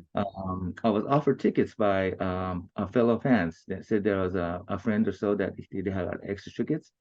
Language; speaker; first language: English; early bilingual, other home language; Japanese